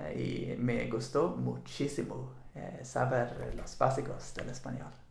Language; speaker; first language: Spanish; non-native, learner; Swedish